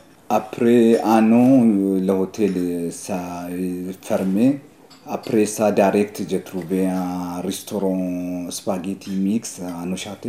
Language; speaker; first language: French; non-native, learner; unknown